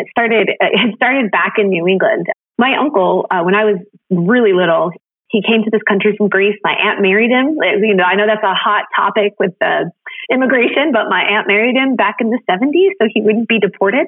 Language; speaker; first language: English; native; English